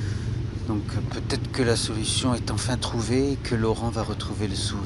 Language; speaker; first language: French; native; French